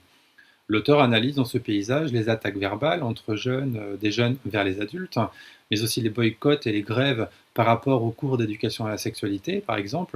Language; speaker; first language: French; native; French